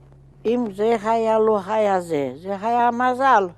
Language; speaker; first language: Hebrew; non-native, fluent; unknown